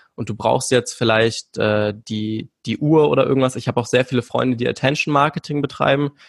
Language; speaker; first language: German; native; German